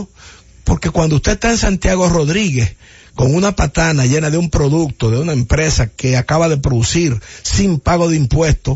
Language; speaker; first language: Spanish; native; Spanish